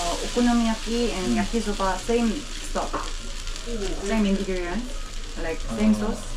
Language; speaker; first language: English; non-native, learner; Korean